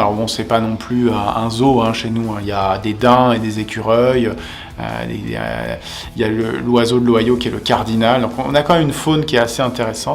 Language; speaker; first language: French; native; French